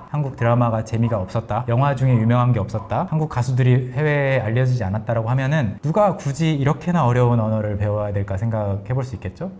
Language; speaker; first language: Korean; native; Korean